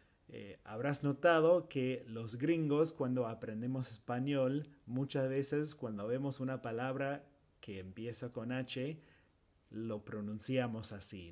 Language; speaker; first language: Spanish; non-native, fluent; English